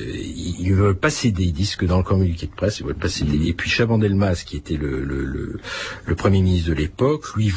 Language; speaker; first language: French; native; French